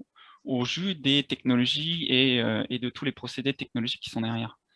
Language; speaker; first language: French; native; French